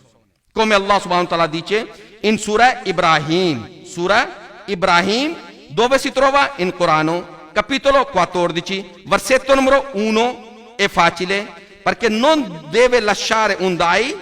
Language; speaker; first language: Italian; non-native, learner; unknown